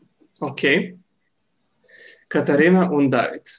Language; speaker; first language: German; non-native, fluent; Serbian